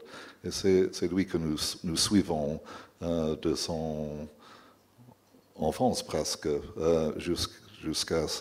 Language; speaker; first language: French; non-native, fluent; English